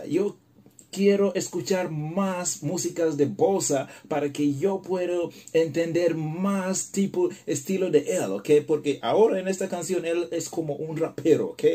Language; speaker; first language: Spanish; non-native, learner; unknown